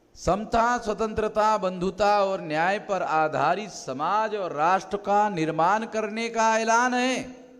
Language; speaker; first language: Hindi; non-native, local second language; Marathi